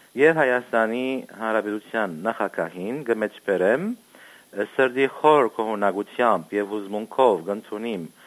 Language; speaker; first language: Armenian; early bilingual, heritage; Armenian